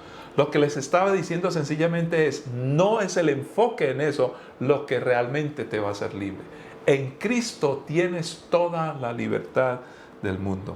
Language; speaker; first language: Spanish; native; Spanish